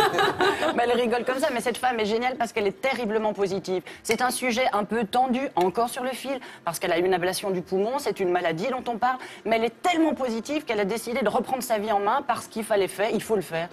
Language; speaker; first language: French; native; French